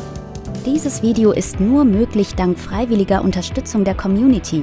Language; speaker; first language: German; native; German